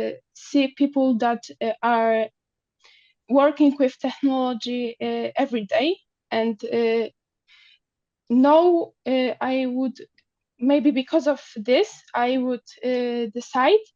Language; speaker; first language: English; non-native, learner; Polish